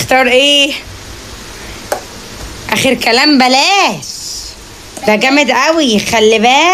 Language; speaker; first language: Arabic; native; Arabic